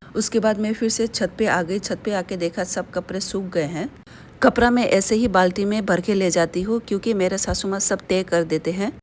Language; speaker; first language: Hindi; non-native, local second language; Bangla